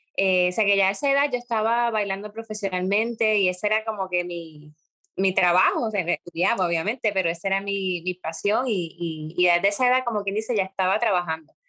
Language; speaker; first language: Spanish; native; Spanish